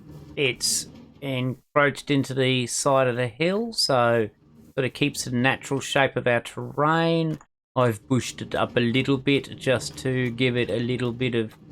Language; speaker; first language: English; native; English